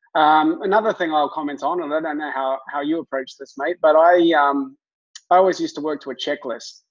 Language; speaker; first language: English; native; English